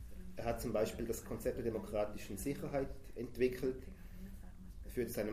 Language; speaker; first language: German; native; German